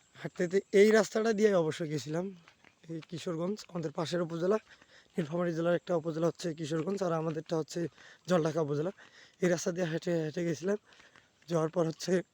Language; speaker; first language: Bangla; native; Bangla